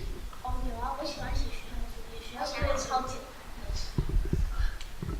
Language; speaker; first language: Chinese; early bilingual, heritage; Chinese